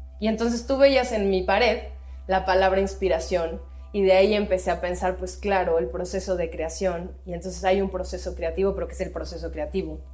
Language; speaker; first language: Spanish; native; Spanish